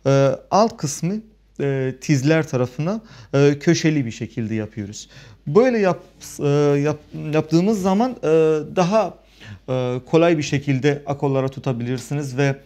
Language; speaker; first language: Turkish; non-native, fluent; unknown